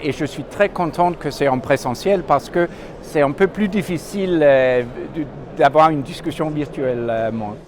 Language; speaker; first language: French; non-native, fluent; Danish